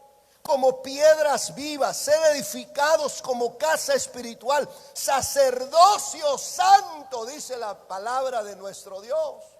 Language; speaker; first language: Spanish; native; Spanish